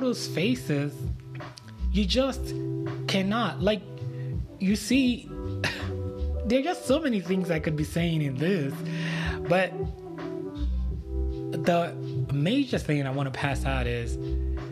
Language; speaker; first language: English; non-native, local second language; Yoruba